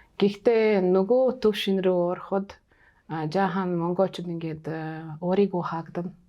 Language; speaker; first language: Mongolian; non-native, fluent; Hungarian